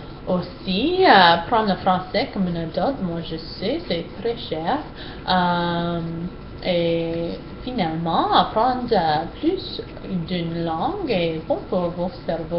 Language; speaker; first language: French; non-native, learner; English